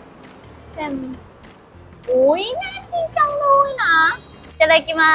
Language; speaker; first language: Thai; non-native, fluent; Japanese